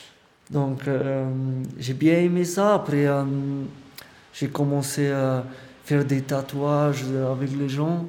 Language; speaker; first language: French; non-native, fluent; Romanian